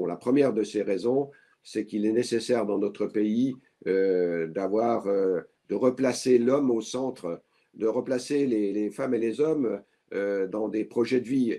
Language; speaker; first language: French; native; French